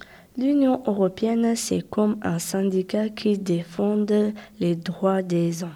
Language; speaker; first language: French; non-native, local second language; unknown